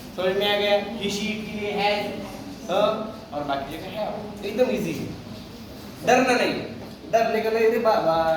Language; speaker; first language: Hindi; non-native, local second language; Marathi